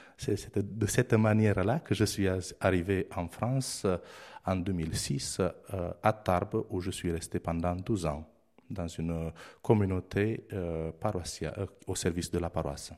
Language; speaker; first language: French; non-native, fluent; Romanian